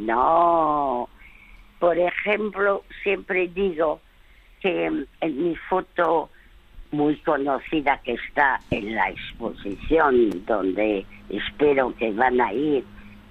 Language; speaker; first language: Spanish; early bilingual, other home language; French